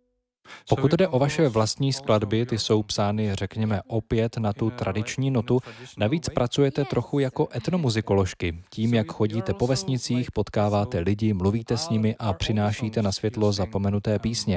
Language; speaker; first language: Czech; native; Czech